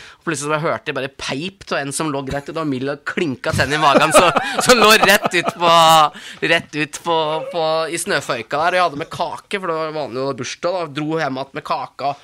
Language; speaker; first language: Norwegian; native; Norwegian